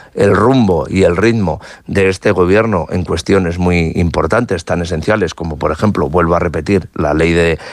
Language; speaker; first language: Spanish; native; Spanish